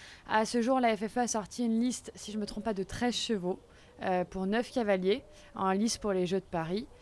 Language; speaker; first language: French; native; French